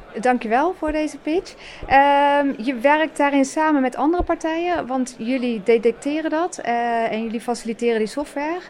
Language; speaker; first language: Dutch; native; Dutch